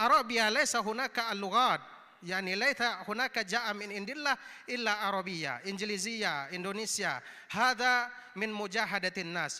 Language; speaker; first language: Arabic; non-native, fluent; Indonesian